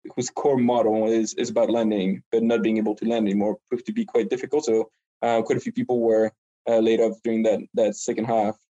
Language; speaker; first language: English; non-native, fluent; French